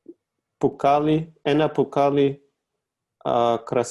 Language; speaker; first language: Greek; non-native, learner; English